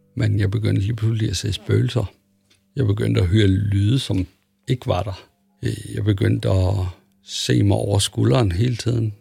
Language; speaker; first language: Danish; early bilingual, other home language; Arabic